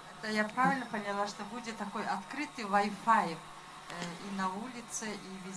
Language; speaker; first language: Russian; non-native, fluent; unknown